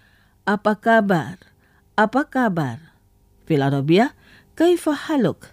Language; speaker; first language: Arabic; non-native, fluent; Indonesian